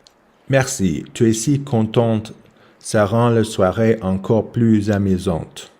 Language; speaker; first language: French; non-native, learner; English